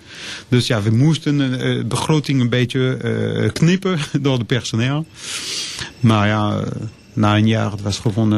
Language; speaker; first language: Dutch; non-native, fluent; French